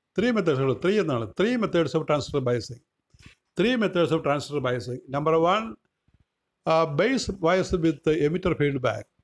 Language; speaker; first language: English; non-native, local second language; Malayalam